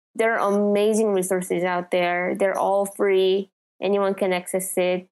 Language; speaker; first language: English; non-native, fluent; Korean